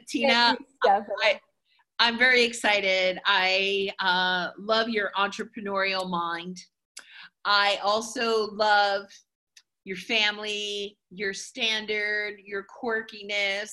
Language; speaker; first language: English; native; English